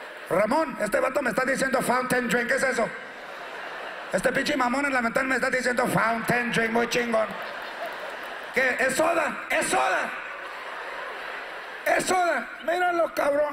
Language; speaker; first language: Spanish; early bilingual, other home language; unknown